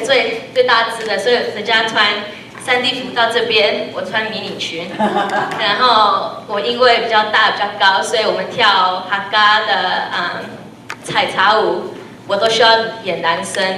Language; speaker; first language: Chinese; early bilingual, heritage; Chinese